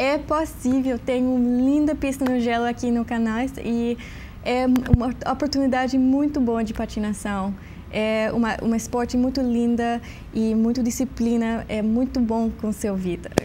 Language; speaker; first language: Portuguese; non-native, learner; English